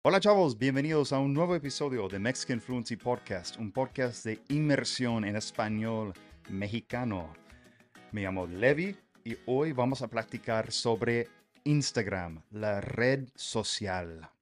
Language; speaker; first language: Spanish; non-native, fluent; English